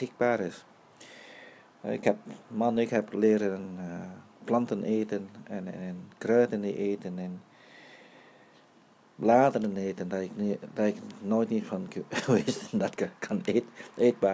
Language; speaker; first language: Dutch; early bilingual, other home language; Vietnamese